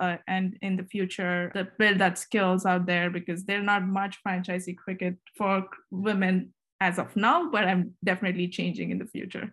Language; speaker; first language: English; non-native, local second language; Kannada